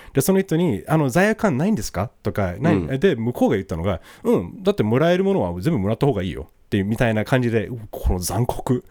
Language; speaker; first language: Japanese; non-native, fluent; English